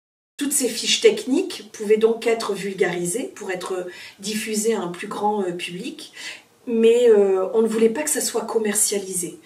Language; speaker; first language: French; native; French